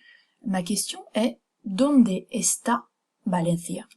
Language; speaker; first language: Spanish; non-native, fluent; French